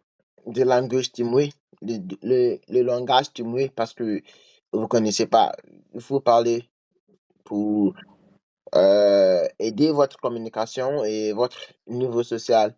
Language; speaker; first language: French; non-native, learner; English